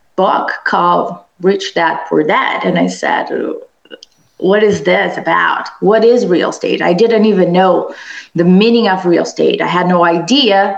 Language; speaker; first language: English; non-native, fluent; Portuguese